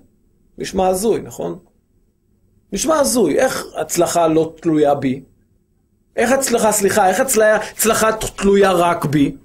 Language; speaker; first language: Hebrew; native; Hebrew